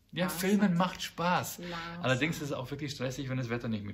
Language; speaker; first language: German; native; German